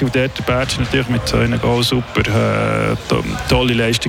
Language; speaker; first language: German; native; German